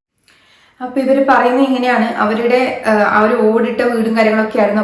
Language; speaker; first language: Malayalam; native; Malayalam